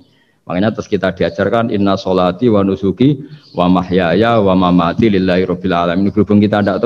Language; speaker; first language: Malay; non-native, local second language; Javanese